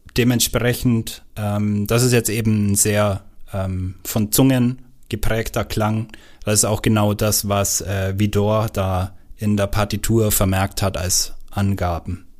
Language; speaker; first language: German; native; German